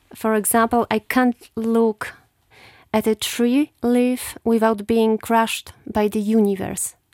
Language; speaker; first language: English; non-native, fluent; Polish